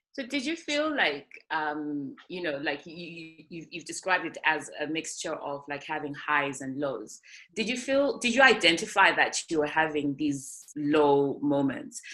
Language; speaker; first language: English; non-native, local second language; North Ndebele